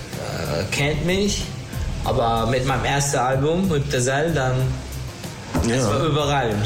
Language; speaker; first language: German; non-native, learner; Turkish